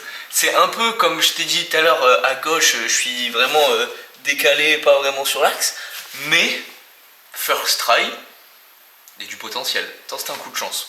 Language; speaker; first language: French; native; French